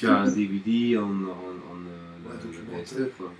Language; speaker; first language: French; non-native, learner; English